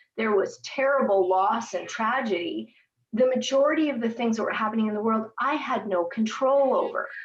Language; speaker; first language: English; native; English